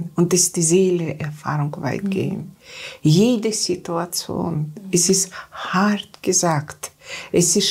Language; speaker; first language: German; non-native, learner; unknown